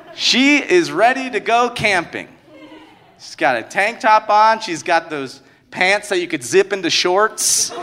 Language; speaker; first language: English; early bilingual, other home language; Spanish